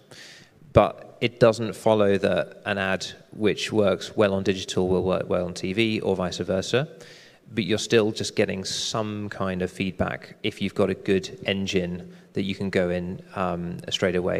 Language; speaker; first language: English; native; English